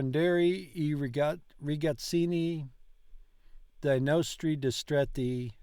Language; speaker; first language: Italian; non-native, learner; English